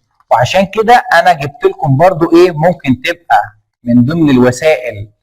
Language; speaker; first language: Arabic; native; Arabic